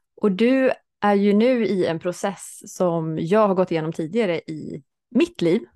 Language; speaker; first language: Swedish; native; Swedish